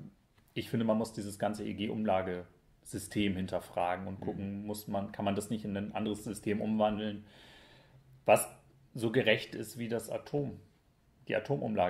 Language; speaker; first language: German; native; German